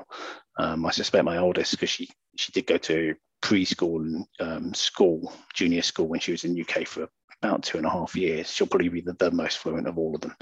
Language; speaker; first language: English; native; English